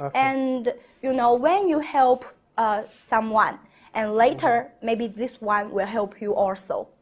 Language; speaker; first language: English; non-native, learner; Chinese